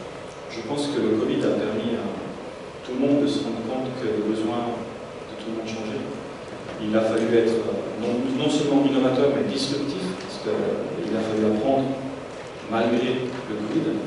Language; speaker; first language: French; native; French